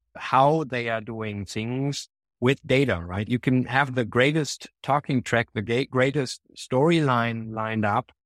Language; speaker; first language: English; non-native, fluent; German